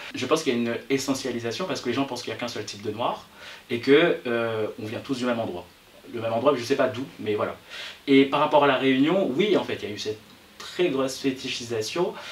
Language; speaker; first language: French; native; French